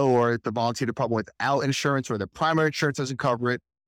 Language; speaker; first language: English; native; English